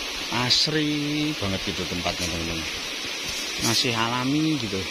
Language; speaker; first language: Indonesian; non-native, local second language; Javanese